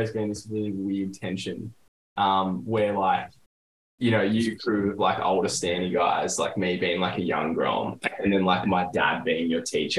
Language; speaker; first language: English; native; English